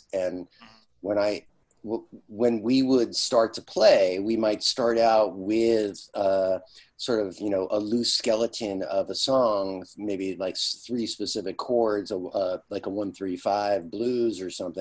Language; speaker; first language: English; native; English